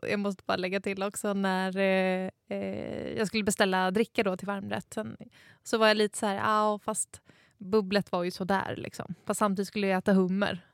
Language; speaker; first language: Swedish; native; Swedish